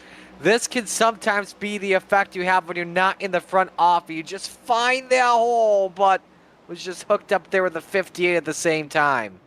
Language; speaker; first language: English; native; English